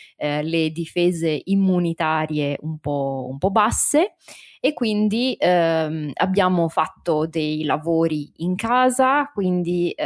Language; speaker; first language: Italian; native; Italian